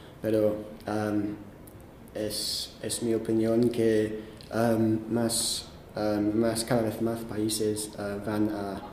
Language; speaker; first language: Spanish; non-native, fluent; English